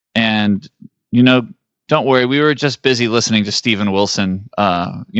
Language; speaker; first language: English; native; English